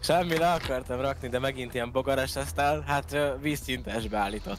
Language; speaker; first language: Hungarian; native; Hungarian